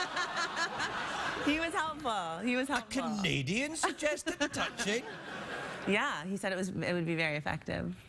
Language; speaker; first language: English; native; English